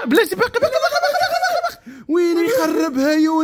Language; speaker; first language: Arabic; native; Arabic